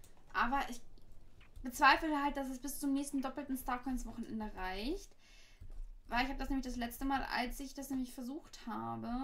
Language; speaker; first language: German; native; German